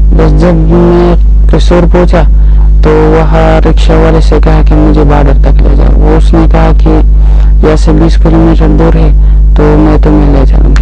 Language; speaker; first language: Urdu; non-native, local second language; Pashto